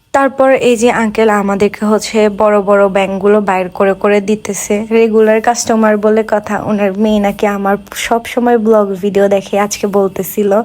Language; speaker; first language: Bangla; non-native, local second language; Chakma